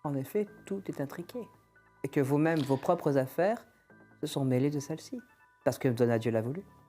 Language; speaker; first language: French; native; French